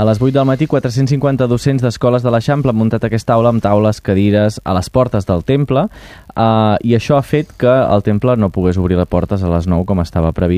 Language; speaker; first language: Catalan; native; Catalan